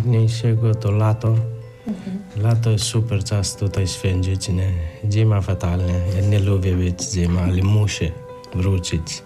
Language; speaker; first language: Polish; non-native, learner; Nepali